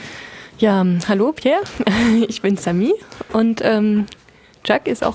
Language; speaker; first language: German; non-native, fluent; French